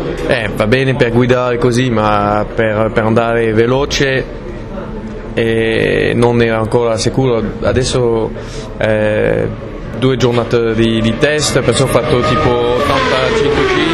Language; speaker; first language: Italian; non-native, fluent; French